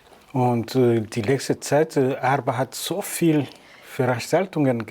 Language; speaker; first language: German; non-native, learner; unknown